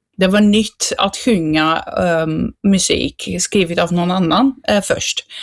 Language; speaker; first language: Swedish; non-native, fluent; Dutch